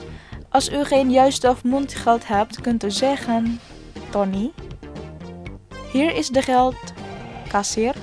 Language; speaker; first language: Dutch; non-native, learner; Indonesian